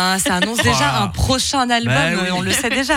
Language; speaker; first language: French; native; French